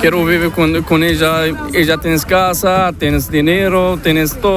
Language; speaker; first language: Spanish; non-native, learner; Arabic